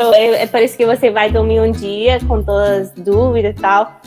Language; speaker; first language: Portuguese; non-native, fluent; English